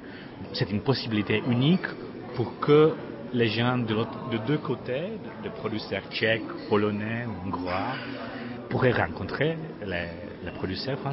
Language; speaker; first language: French; non-native, fluent; Czech